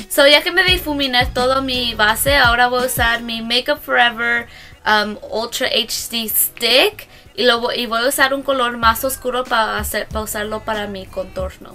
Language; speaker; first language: Spanish; early bilingual, heritage; Spanish